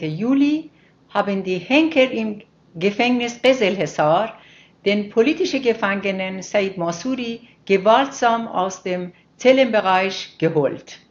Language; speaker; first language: German; non-native, fluent; Persian